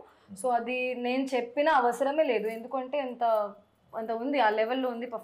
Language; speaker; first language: Telugu; non-native, local second language; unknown